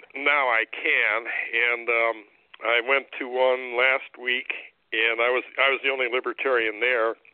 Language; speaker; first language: English; native; English